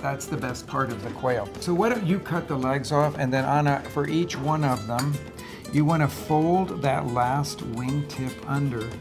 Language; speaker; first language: English; native; English